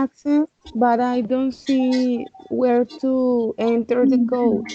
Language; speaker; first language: English; non-native, learner; Spanish